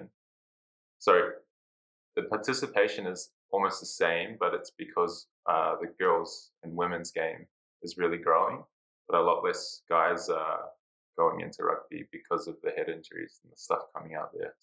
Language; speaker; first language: English; native; English